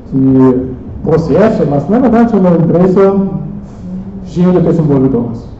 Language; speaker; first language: Portuguese; non-native, fluent; German